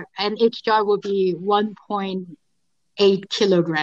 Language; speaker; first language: English; non-native, fluent; Korean